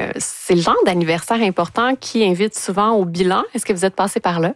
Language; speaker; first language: French; native; French